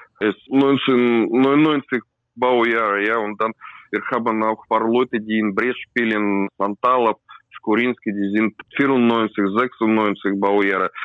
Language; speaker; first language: German; non-native, learner; Russian